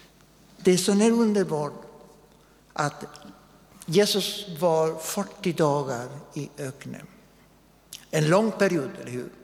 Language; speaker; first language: Swedish; non-native, fluent; Spanish